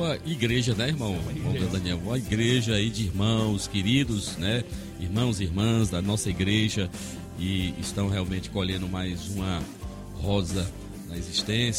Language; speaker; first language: Portuguese; native; Portuguese